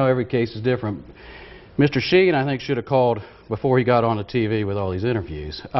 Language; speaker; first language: English; native; English